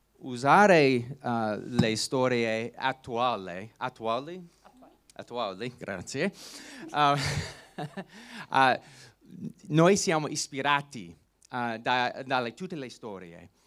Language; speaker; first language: Italian; non-native, learner; English